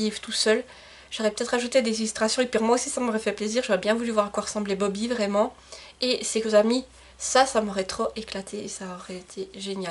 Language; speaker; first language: French; native; French